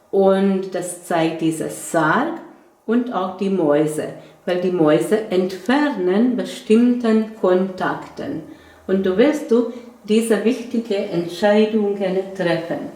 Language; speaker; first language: German; non-native, fluent; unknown